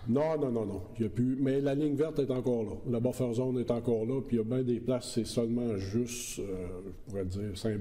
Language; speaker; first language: French; native; French